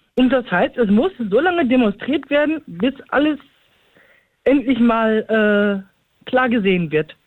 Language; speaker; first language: German; native; German